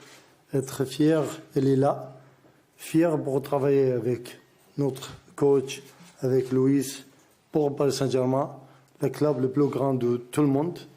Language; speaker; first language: French; non-native, learner; Arabic